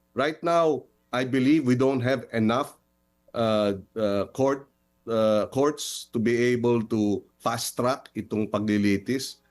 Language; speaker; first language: English; non-native, local second language; Filipino